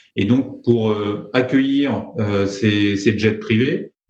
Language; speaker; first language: French; native; French